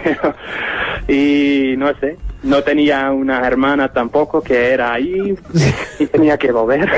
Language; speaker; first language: Spanish; non-native, learner; Dutch